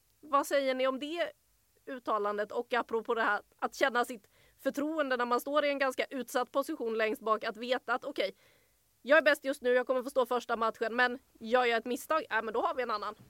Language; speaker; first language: Swedish; native; Swedish